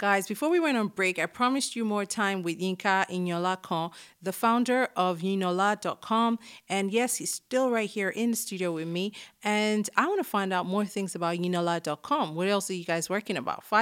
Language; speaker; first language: English; non-native, local second language; Yoruba